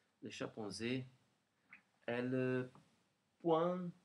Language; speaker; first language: French; non-native, learner; Portuguese